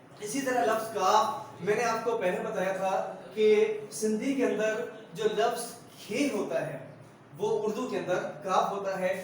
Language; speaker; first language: Urdu; native; Urdu